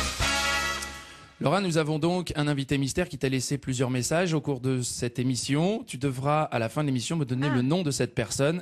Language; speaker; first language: French; native; French